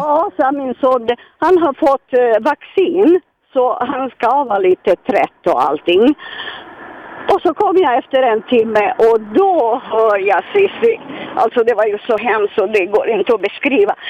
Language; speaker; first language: Swedish; non-native, fluent; Serbian